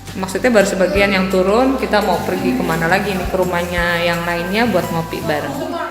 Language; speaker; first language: Indonesian; native; Indonesian